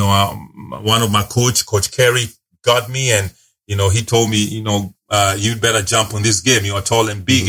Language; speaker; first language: English; non-native, local second language; Luo (Kenya and Tanzania)